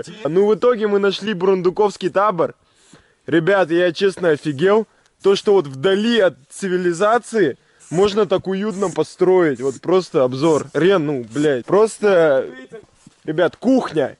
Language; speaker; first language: Russian; native; Russian